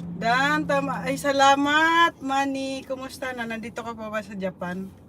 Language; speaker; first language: Filipino; non-native, local second language; Bikol